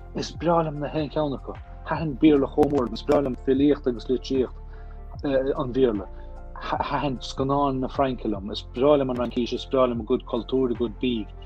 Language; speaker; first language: Irish; native; Irish